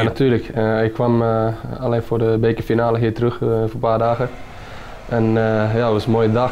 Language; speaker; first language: Dutch; non-native, fluent; Finnish